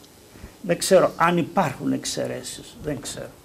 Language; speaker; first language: Greek; native; Greek